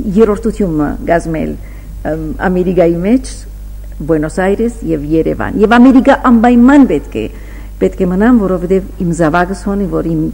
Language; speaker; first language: Armenian; early bilingual, heritage; Armenian